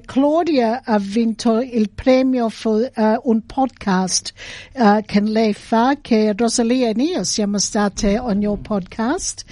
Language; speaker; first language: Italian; early bilingual, heritage; English